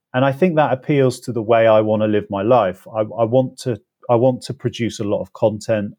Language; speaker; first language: English; native; English